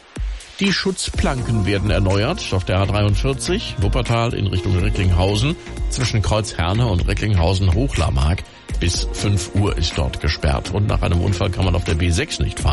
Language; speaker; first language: German; native; German